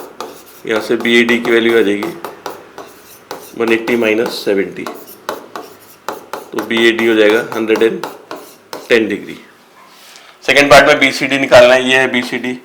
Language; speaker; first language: Hindi; native; Hindi